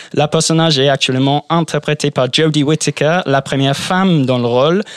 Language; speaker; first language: French; non-native, fluent; English